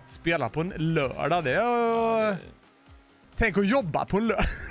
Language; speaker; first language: Swedish; native; Swedish